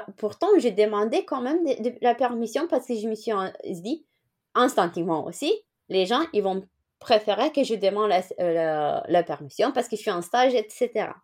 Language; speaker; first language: French; non-native, fluent; Romanian